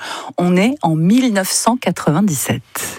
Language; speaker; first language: French; native; French